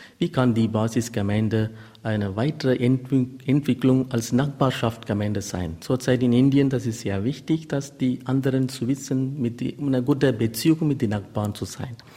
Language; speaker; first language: German; non-native, learner; Tamil